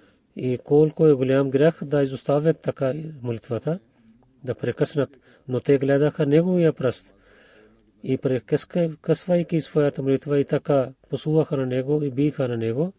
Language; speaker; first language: Bulgarian; non-native, fluent; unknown